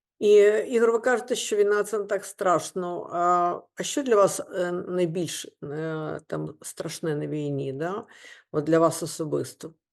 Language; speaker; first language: Ukrainian; non-native, local second language; Russian